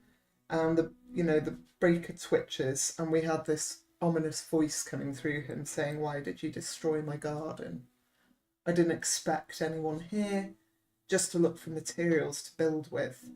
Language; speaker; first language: English; native; English